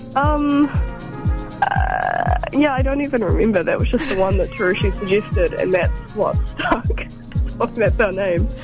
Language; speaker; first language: English; native; English